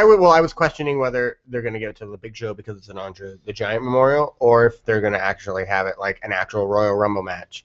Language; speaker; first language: English; native; English